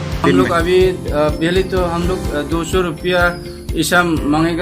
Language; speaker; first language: Hindi; non-native, local second language; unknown